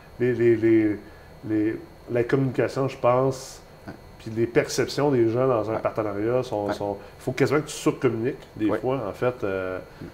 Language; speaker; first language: French; native; French